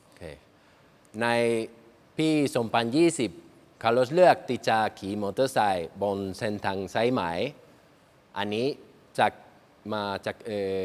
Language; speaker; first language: Thai; non-native, learner; Spanish